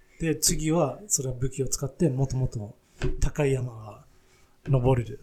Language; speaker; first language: Japanese; non-native, fluent; English